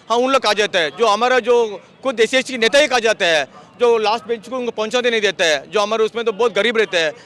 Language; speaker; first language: Hindi; non-native, local second language; Kannada